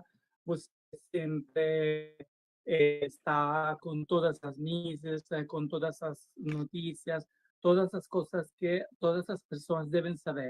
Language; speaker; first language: Portuguese; non-native, learner; Spanish